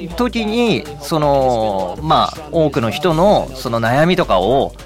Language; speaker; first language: Japanese; native; Japanese